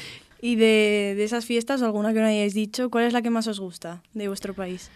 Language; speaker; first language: Spanish; native; Spanish